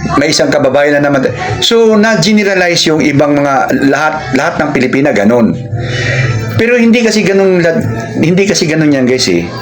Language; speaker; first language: Filipino; native; Filipino